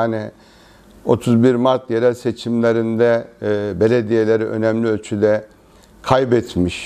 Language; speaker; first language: Turkish; native; Turkish